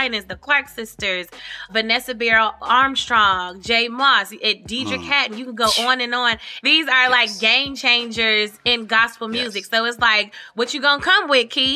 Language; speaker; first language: English; native; English